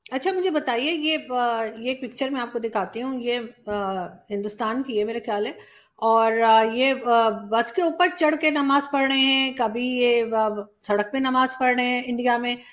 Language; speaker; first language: Urdu; native; Urdu